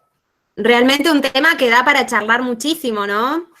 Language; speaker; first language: Spanish; native; Spanish